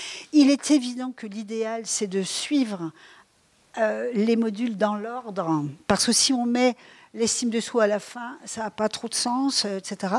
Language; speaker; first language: French; native; French